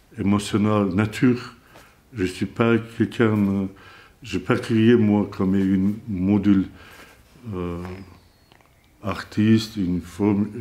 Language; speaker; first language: French; non-native, learner; Azerbaijani